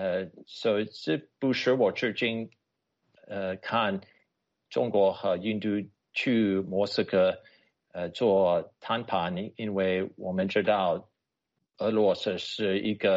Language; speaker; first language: Chinese; non-native, fluent; English